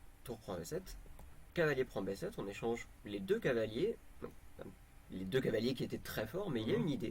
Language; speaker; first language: French; native; French